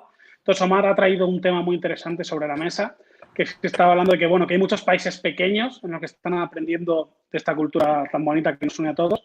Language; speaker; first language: Spanish; native; Spanish